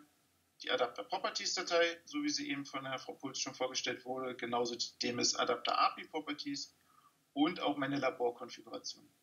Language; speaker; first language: German; native; German